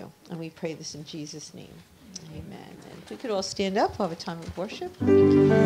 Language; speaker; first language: English; native; English